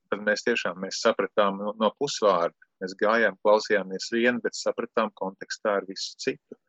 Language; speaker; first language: Latvian; native; Latvian